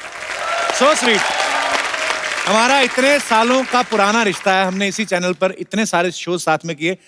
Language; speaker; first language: Hindi; native; Hindi